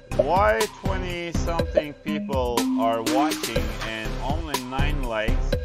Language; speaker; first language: English; non-native, fluent; Turkish